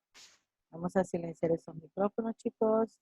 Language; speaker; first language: Spanish; native; Spanish